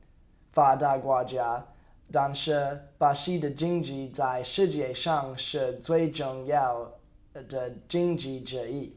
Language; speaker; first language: Chinese; non-native, learner; English